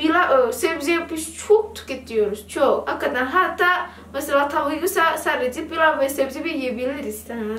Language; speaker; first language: Turkish; non-native, learner; Indonesian